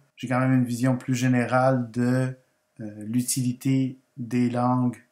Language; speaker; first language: French; non-native, fluent; Spanish